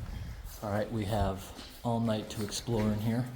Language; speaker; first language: English; native; English